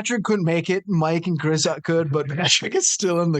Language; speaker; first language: English; native; English